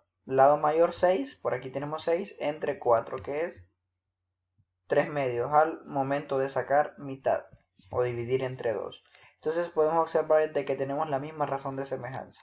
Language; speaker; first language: Spanish; native; Spanish